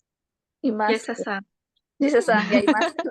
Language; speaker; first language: Japanese; non-native, learner; Filipino